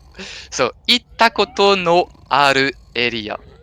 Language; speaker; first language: Japanese; non-native, fluent; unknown